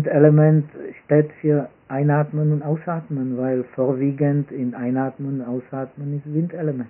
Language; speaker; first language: German; non-native, fluent; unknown